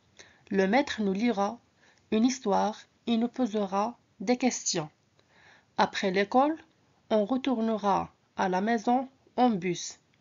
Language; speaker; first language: French; non-native, local second language; Arabic